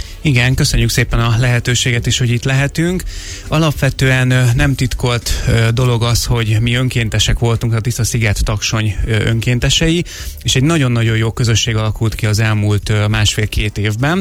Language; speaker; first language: Hungarian; native; Hungarian